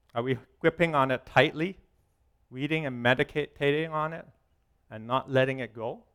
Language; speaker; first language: English; non-native, local second language; Cantonese